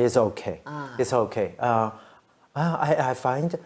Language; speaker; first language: English; non-native, fluent; Chinese